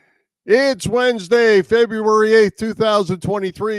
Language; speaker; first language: English; native; English